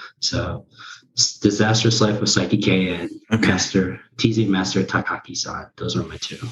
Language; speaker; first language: English; early bilingual, other home language; Korean